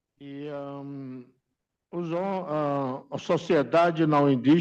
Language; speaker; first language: Portuguese; non-native, local second language; Yanomámi